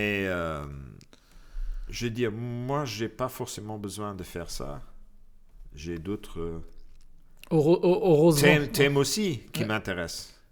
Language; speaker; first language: French; non-native, local second language; Luxembourgish